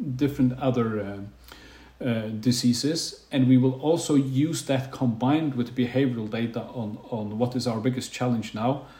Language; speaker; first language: English; non-native, fluent; Faroese